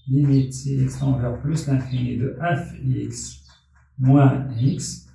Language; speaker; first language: French; non-native, local second language; Arabic